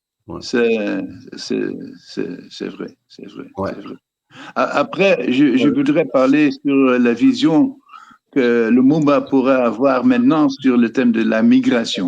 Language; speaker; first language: French; non-native, fluent; Dutch